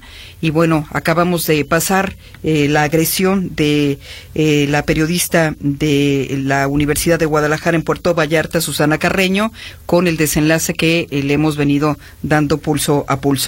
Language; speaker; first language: Spanish; native; Spanish